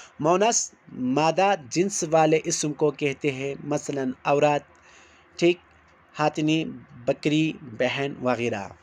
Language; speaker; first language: Urdu; non-native, local second language; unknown